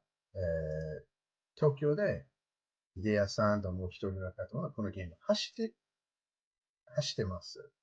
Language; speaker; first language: Japanese; non-native, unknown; English